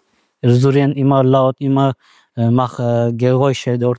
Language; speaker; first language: German; non-native, learner; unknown